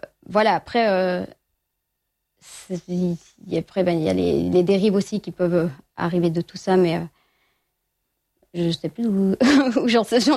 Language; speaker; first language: French; native; French